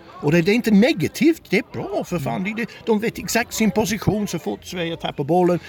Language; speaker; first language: Swedish; non-native, fluent; English